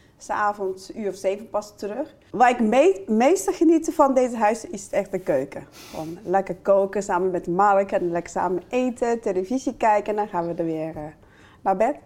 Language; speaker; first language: Dutch; non-native, fluent; Chinese